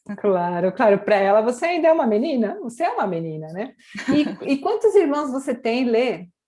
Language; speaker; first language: Portuguese; native; Portuguese